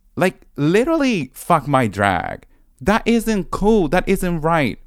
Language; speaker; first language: English; non-native, fluent; Italian